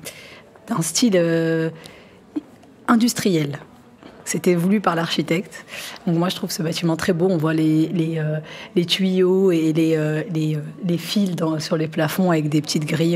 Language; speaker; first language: French; early bilingual, other home language; Arabic